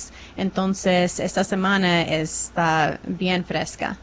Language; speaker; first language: Spanish; non-native, fluent; English